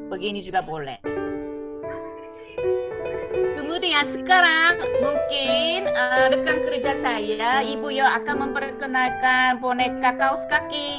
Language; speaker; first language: Indonesian; non-native, fluent; Korean